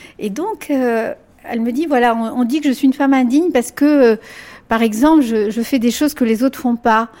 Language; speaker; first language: French; early bilingual, other home language; Spanish